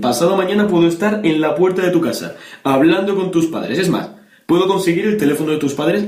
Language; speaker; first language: Spanish; native; Spanish